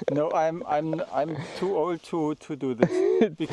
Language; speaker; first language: English; non-native, fluent; German